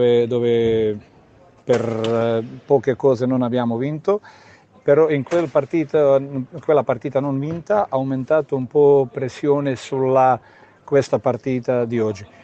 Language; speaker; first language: Italian; non-native, fluent; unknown